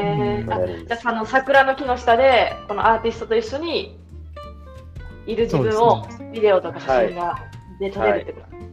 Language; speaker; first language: Japanese; native; Japanese